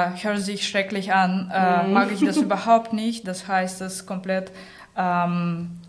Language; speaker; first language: German; non-native, learner; Russian